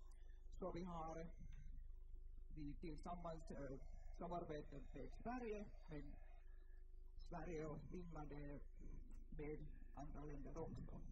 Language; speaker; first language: Swedish; non-native, local second language; Finnish